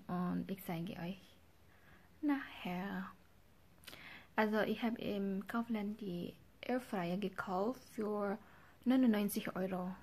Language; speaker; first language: German; non-native, learner; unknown